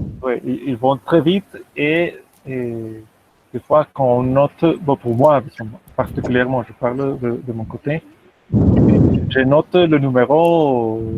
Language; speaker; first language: French; non-native, fluent; Spanish